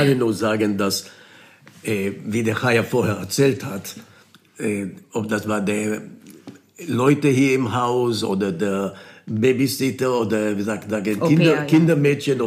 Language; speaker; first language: German; non-native, fluent; Hebrew